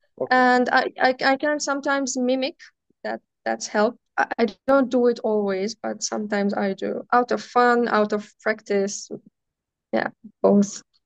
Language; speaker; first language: English; non-native, fluent; Armenian